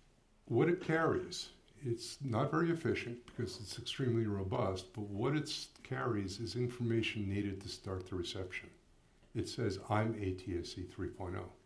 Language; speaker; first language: English; native; English